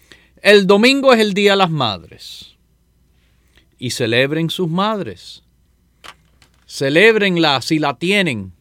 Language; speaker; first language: Spanish; native; Spanish